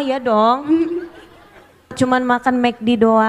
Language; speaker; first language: Indonesian; native; Indonesian